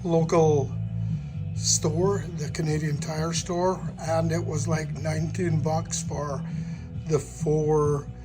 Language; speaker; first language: English; native; English